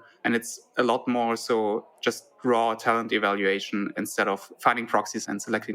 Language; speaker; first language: English; non-native, fluent; German